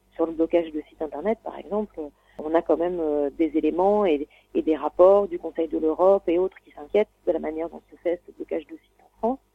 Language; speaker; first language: French; native; French